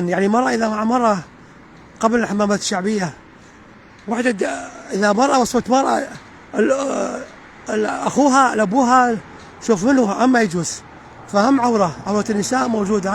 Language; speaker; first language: Arabic; native; Arabic